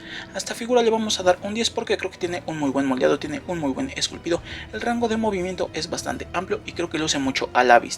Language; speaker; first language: Spanish; native; Spanish